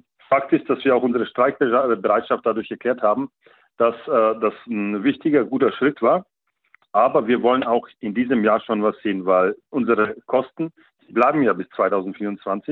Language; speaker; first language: German; native; German